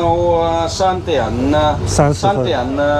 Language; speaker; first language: Chinese; non-native, learner; Vietnamese